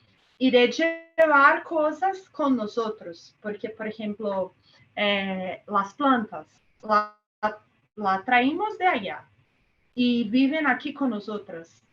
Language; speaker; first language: Spanish; non-native, fluent; Portuguese